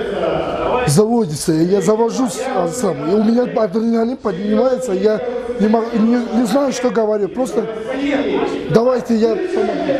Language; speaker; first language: Russian; non-native, learner; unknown